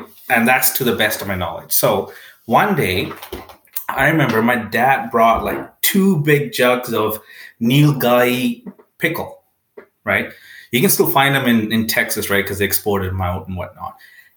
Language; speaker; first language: English; non-native, local second language; Punjabi